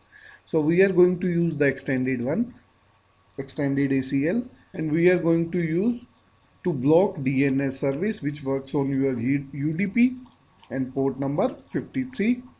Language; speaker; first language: English; non-native, local second language; Hindi